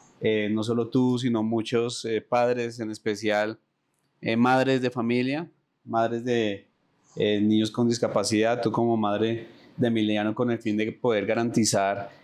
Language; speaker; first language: Spanish; native; Spanish